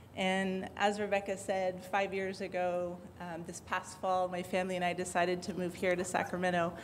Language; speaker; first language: English; native; English